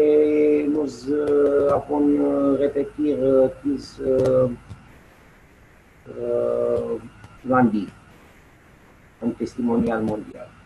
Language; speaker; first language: French; non-native, learner; Romanian